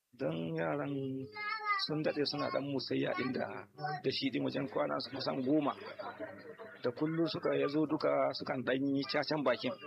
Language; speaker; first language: Hausa; native; Hausa